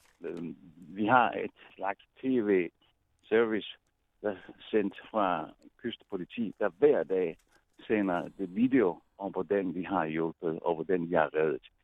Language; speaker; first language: Danish; non-native, fluent; Italian